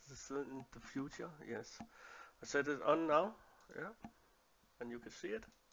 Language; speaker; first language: English; non-native, learner; Danish